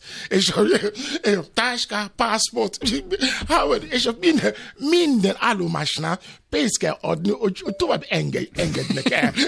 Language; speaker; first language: Hungarian; non-native, fluent; Yoruba